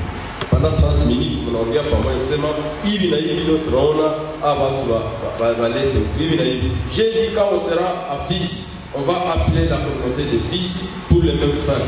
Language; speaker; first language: French; non-native, local second language; Swahili